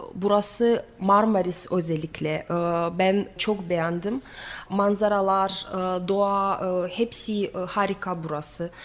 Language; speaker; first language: Turkish; non-native, fluent; Russian